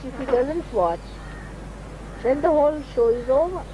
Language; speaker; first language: English; non-native, local second language; Hindi